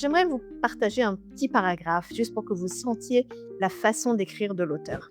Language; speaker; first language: French; native; French